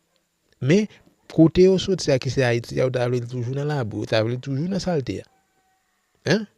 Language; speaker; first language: French; non-native, local second language; Haitian Creole